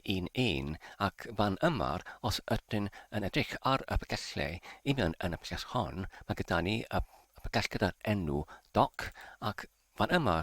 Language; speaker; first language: Welsh; non-native, learner; English